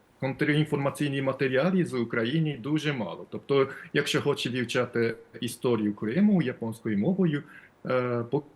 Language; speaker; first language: Ukrainian; non-native, fluent; Japanese